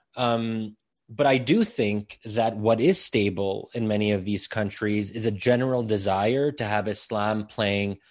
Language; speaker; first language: English; native; English